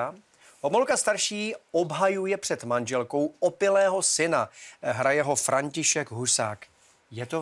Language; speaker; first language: Czech; native; Czech